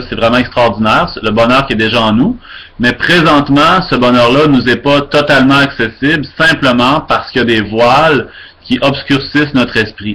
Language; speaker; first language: French; native; French